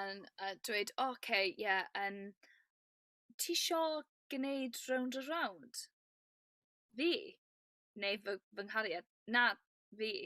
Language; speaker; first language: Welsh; non-native, learner; English